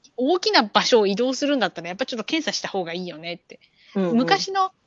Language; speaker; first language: Japanese; native; Japanese